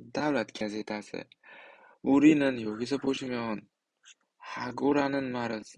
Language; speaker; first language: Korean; non-native, fluent; Uzbek